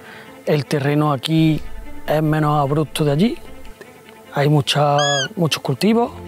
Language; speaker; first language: Spanish; native; Spanish